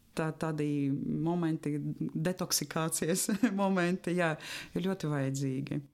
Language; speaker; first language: Latvian; non-native, local second language; Russian